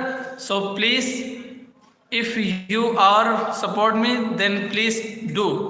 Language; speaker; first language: English; non-native, learner; Hindi